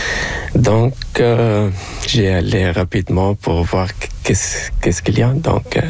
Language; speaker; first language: French; non-native, local second language; Arabic